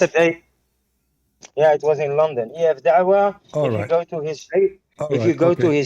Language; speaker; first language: English; non-native, learner; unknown